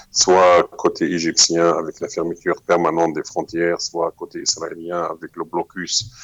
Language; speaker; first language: French; non-native, fluent; Arabic